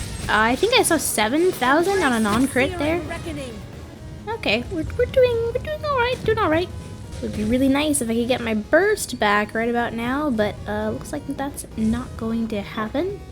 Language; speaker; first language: English; native; English